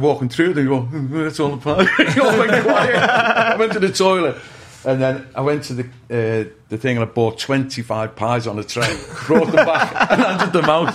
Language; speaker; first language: English; native; English